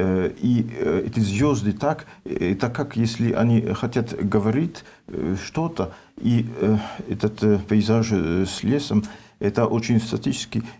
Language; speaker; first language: Russian; non-native, learner; French